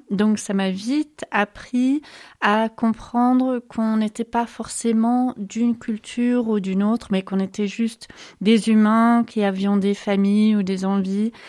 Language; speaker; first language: French; early bilingual, other home language; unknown